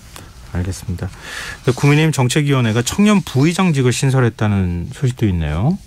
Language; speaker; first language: Korean; native; Korean